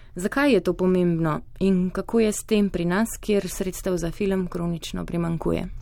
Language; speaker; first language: Slovenian; native; Slovenian